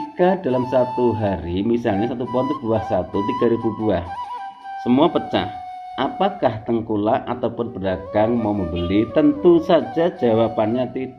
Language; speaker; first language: Indonesian; native; Indonesian